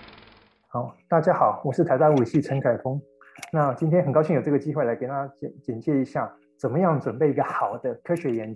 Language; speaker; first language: Chinese; native; Chinese